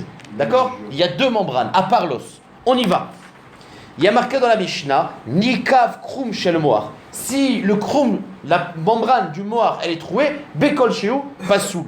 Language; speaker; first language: French; native; French